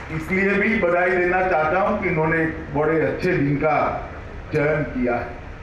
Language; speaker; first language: Hindi; non-native, local second language; Gujarati